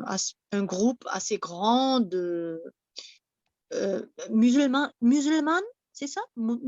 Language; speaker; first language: French; non-native, fluent; German